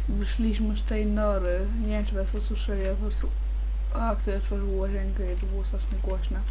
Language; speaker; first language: Polish; native; Polish